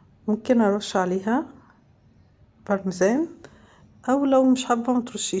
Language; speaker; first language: Arabic; native; Arabic